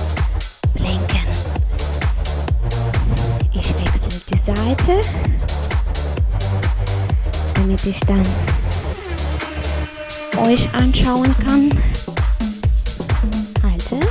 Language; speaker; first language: German; native; German